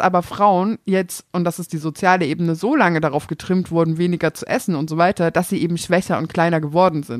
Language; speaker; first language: German; native; German